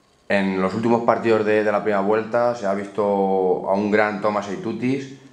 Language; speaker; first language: Spanish; native; Spanish